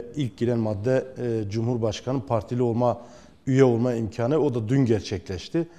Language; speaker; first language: Turkish; native; Turkish